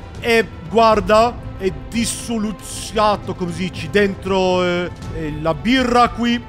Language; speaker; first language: Italian; non-native, learner; Swedish